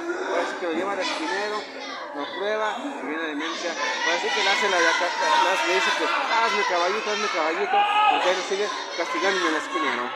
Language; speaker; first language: Spanish; native; Spanish